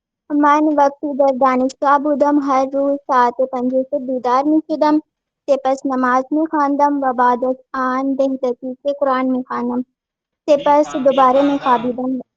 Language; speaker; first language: Persian; non-native, learner; Urdu